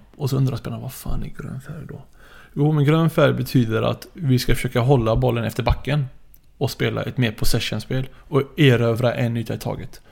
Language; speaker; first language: Swedish; early bilingual, other home language; Arabic